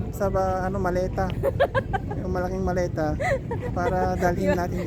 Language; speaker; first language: Filipino; non-native, learner; Persian